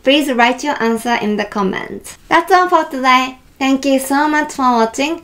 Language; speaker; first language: English; non-native, fluent; Japanese